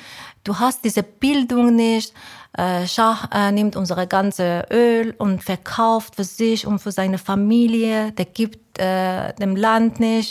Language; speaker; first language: German; non-native, learner; Persian